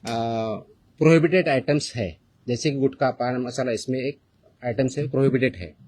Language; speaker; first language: Hindi; non-native, local second language; Marathi